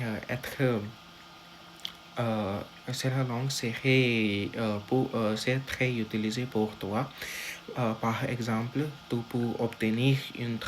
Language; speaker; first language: French; non-native, learner; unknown